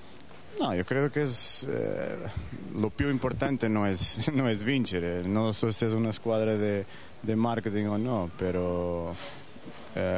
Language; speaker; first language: Italian; non-native, learner; Portuguese